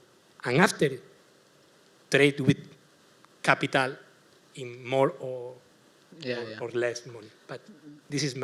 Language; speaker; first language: English; non-native, learner; Spanish